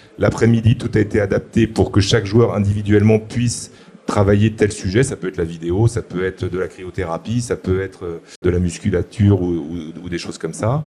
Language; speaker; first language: French; native; French